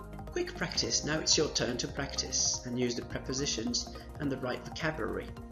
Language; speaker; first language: English; non-native, fluent; French